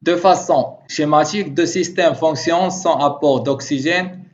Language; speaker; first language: French; non-native, local second language; Arabic